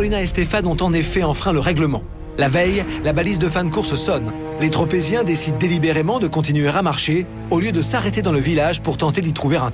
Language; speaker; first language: French; native; French